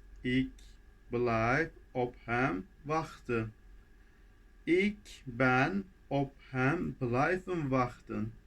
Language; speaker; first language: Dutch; non-native, fluent; Turkish